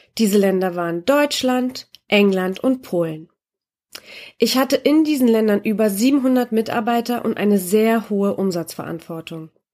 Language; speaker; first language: German; early bilingual, other home language; Polish